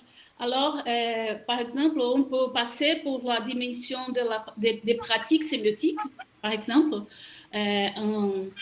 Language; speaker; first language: French; non-native, fluent; Portuguese